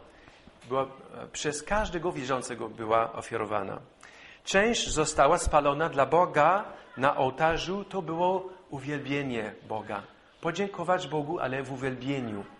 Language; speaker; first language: Polish; non-native, fluent; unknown